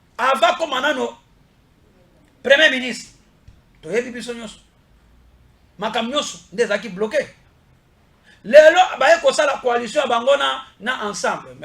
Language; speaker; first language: Lingala; non-native, local second language; Mongo